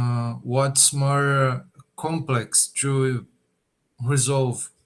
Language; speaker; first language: English; non-native, learner; Portuguese